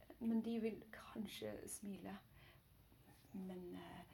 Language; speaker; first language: Norwegian; non-native, learner; Chinese